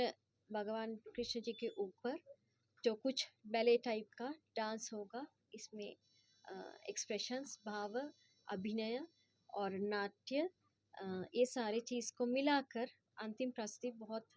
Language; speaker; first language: Hindi; non-native, fluent; Sinhala